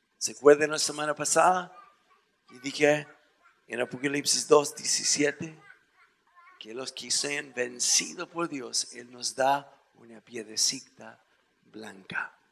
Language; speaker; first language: Spanish; non-native, fluent; English